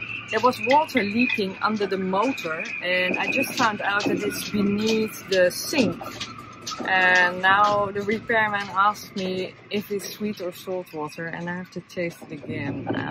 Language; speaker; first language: English; non-native, fluent; Dutch